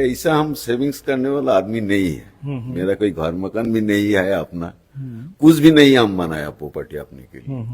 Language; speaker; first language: Hindi; non-native, local second language; Bangla